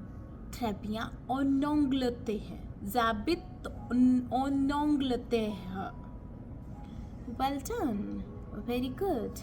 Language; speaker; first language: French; non-native, fluent; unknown